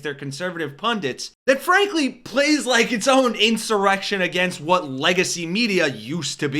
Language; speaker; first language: English; native; English